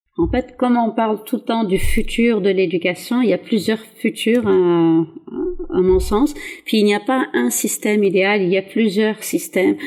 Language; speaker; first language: French; early bilingual, other home language; Arabic